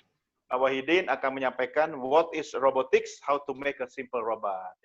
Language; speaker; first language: Indonesian; native; Indonesian